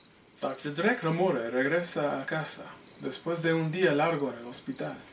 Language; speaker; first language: Spanish; non-native, learner; English